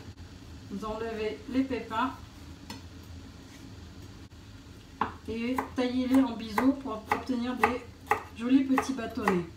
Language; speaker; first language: French; native; French